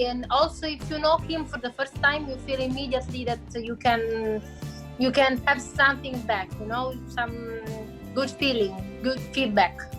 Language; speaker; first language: English; non-native, fluent; Italian